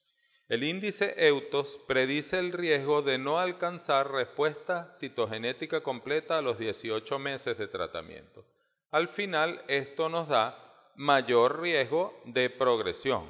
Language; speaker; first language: Spanish; native; Spanish